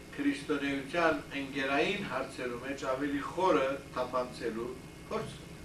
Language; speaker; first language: Armenian; early bilingual, heritage; Armenian